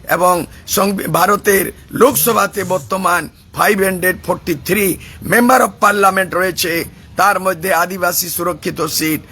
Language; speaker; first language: Bangla; non-native, local second language; Santali